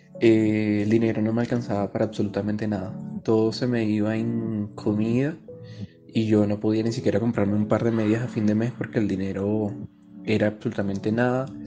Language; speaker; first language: Spanish; native; Spanish